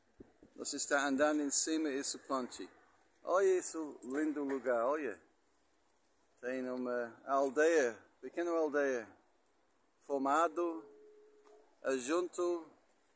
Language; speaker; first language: Portuguese; non-native, learner; English